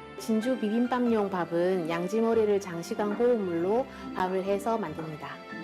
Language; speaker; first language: Korean; native; Korean